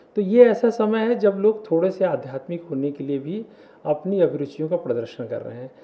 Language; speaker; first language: Hindi; native; Hindi